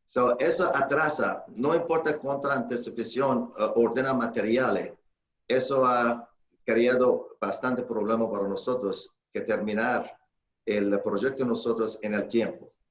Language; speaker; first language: Spanish; non-native, fluent; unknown